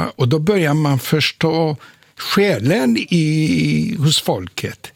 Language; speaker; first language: Swedish; non-native, fluent; Polish